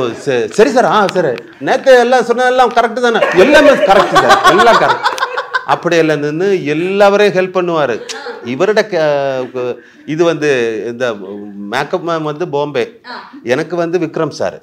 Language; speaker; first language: Tamil; non-native, learner; Malayalam